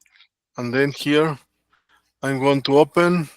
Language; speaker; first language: English; non-native, learner; Spanish